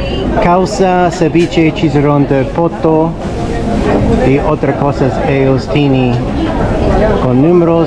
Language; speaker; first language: Spanish; non-native, learner; English